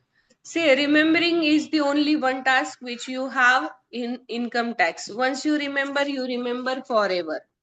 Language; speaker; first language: English; non-native, local second language; Hindi